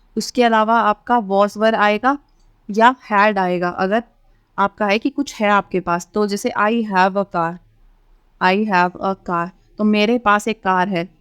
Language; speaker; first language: Hindi; native; Hindi